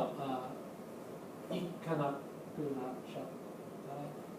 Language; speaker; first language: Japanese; non-native, learner; English